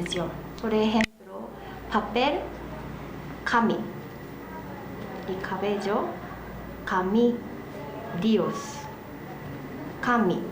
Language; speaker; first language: Spanish; non-native, learner; Japanese